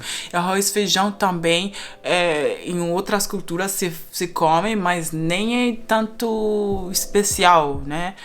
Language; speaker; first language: Portuguese; non-native, fluent; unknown